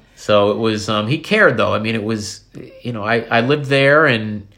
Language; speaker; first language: English; native; English